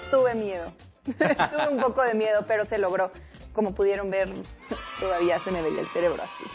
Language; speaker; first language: Spanish; native; Spanish